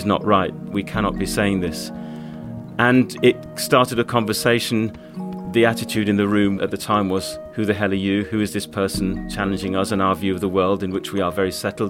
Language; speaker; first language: English; native; English